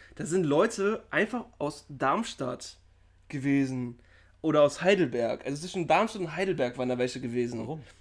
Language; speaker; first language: German; early bilingual, other home language; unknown